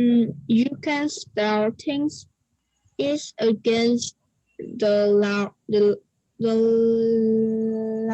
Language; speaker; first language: English; non-native, learner; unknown